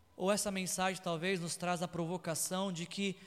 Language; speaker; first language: Portuguese; native; Portuguese